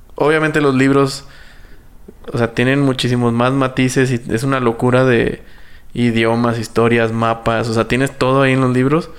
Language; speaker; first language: Spanish; native; Spanish